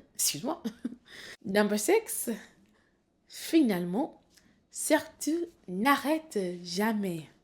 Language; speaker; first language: French; non-native, fluent; English